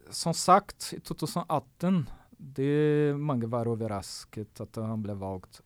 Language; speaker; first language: Norwegian; non-native, fluent; Portuguese